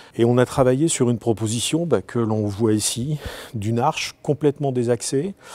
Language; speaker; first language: French; native; French